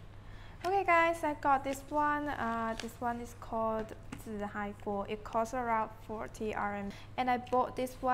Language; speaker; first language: English; non-native, fluent; Chinese